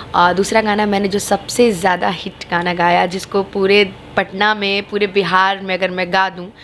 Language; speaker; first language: Hindi; native; Hindi